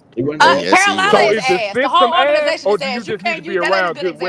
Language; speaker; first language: English; native; English